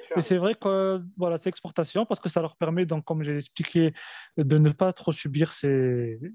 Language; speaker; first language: French; early bilingual, other home language; Arabic